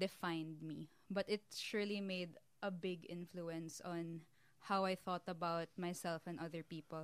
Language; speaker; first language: English; non-native, local second language; Filipino